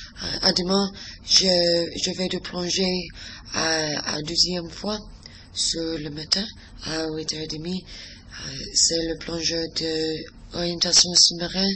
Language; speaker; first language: French; non-native, learner; English